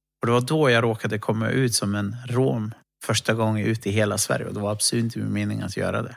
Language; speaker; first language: Swedish; early bilingual, other home language; Romany